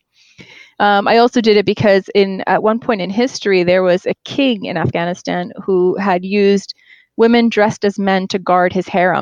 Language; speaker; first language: English; native; English